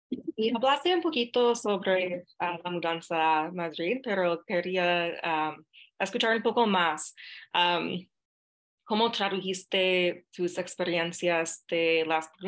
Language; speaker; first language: Spanish; non-native, fluent; English